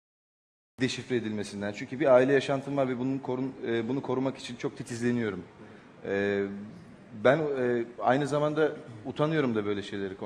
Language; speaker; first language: Turkish; native; Turkish